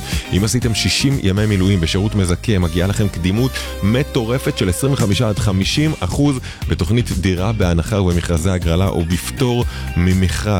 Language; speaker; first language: Hebrew; native; Hebrew